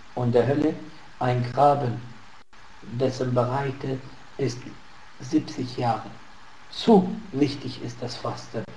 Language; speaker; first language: German; non-native, fluent; Arabic